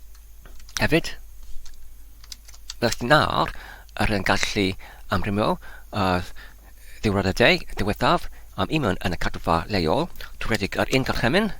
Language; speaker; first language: Welsh; non-native, learner; English